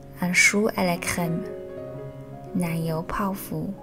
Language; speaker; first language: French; non-native, fluent; Chinese